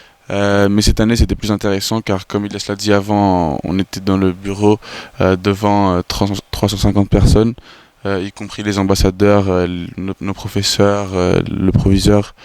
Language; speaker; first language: French; non-native, fluent; Greek